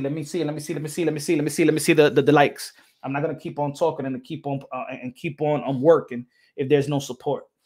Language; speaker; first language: English; early bilingual, other home language; Spanish